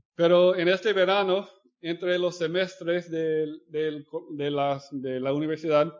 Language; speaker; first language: Spanish; non-native, fluent; English